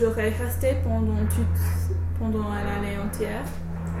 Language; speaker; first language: French; non-native, fluent; English